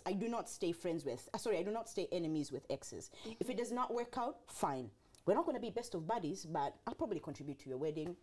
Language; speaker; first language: English; non-native, local second language; Swahili